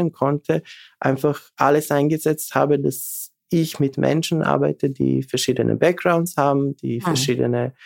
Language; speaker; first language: German; non-native, fluent; Serbian